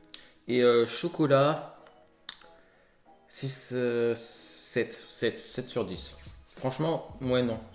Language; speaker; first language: French; native; French